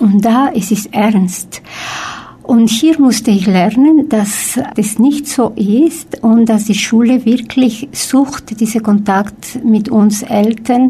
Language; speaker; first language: German; non-native, fluent; Spanish